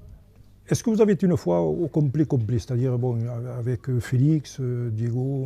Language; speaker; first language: French; native; French